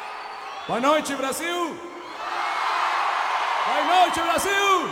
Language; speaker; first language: Portuguese; non-native, fluent; Spanish